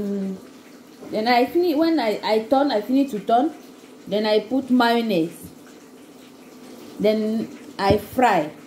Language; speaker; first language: English; non-native, learner; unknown